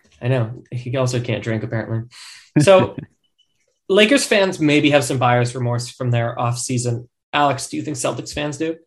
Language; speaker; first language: English; native; English